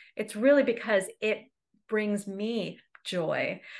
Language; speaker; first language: English; native; English